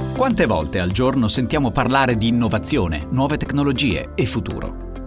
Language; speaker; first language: Italian; native; Italian